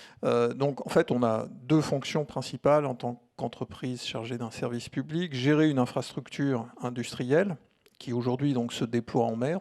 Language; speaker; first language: French; native; French